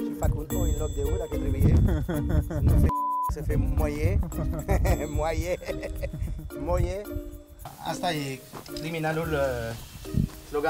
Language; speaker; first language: Romanian; non-native, fluent; French